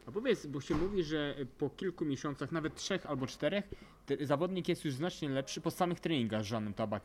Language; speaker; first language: Polish; native; Polish